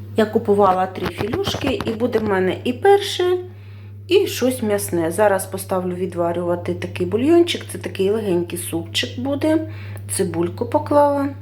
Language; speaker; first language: Ukrainian; non-native, local second language; Russian